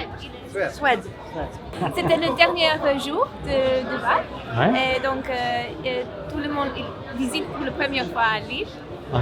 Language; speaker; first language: French; non-native, learner; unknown